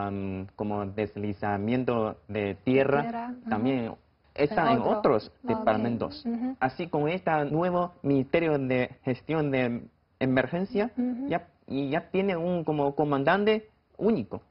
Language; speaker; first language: Spanish; non-native, fluent; Chinese